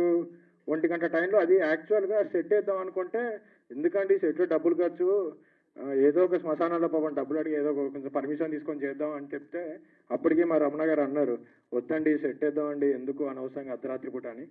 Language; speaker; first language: Telugu; native; Telugu